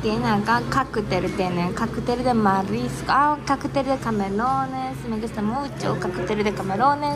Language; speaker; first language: Spanish; non-native, learner; Japanese